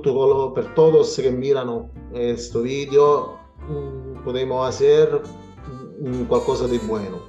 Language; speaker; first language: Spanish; non-native, learner; Italian